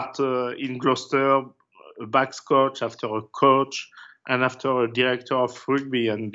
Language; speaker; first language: English; non-native, fluent; French